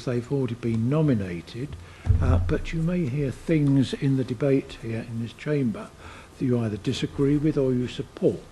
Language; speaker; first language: English; native; English